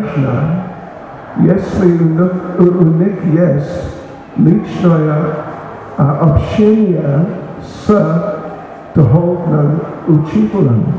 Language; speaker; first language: Russian; non-native, learner; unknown